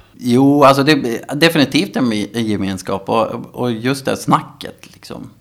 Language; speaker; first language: Swedish; native; Swedish